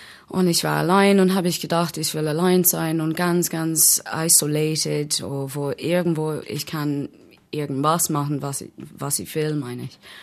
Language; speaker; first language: German; non-native, learner; English